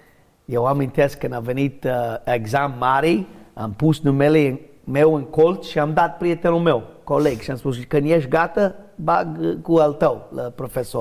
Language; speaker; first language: Romanian; non-native, fluent; English